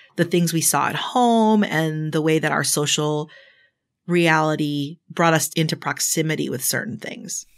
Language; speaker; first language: English; native; English